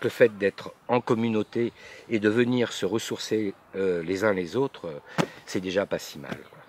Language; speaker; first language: French; native; French